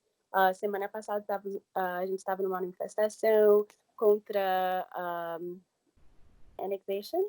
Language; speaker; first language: Portuguese; early bilingual, heritage; English